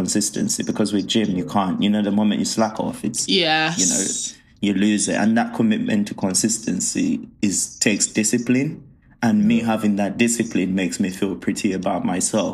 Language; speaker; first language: English; non-native, local second language; Ganda